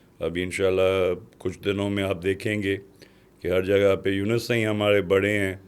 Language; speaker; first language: Urdu; non-native, local second language; Sindhi